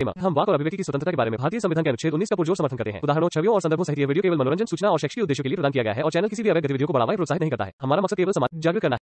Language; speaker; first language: Hindi; native; Hindi